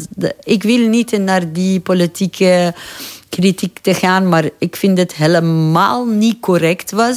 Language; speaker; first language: Dutch; non-native, fluent; Persian